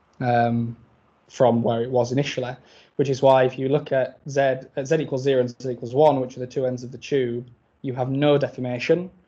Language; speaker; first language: English; native; English